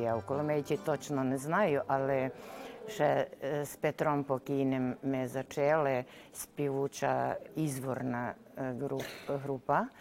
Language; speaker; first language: Ukrainian; early bilingual, heritage; Ukrainian